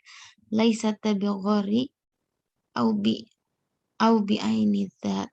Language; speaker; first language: Arabic; non-native, learner; Indonesian